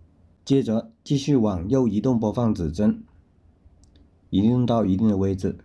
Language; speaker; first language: Chinese; native; Chinese